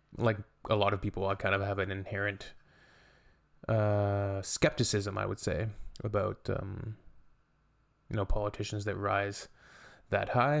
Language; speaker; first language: English; native; English